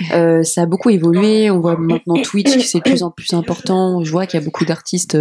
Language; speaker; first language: French; native; French